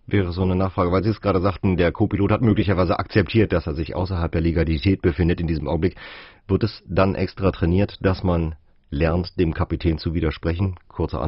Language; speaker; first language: German; native; German